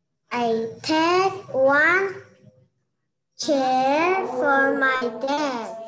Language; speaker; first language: English; non-native, learner; Indonesian